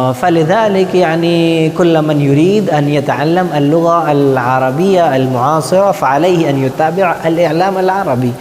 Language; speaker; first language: Arabic; non-native, fluent; Urdu